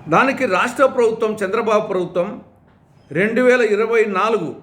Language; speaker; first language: Telugu; native; Telugu